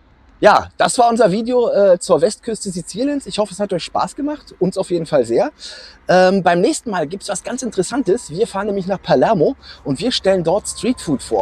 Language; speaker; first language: German; native; German